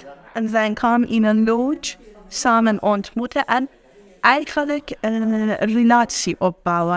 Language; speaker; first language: Dutch; non-native, learner; Persian